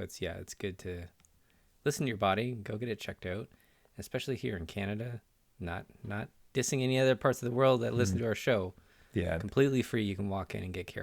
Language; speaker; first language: English; native; English